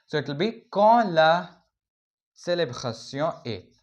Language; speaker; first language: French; non-native, fluent; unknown